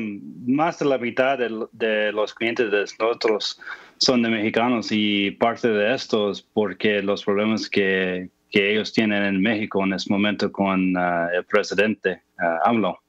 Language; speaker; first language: Spanish; non-native, fluent; English